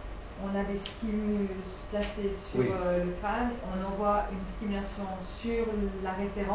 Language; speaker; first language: French; native; French